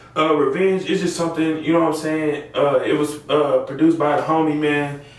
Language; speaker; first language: English; native; English